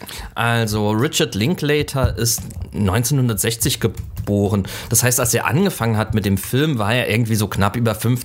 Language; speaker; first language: German; native; German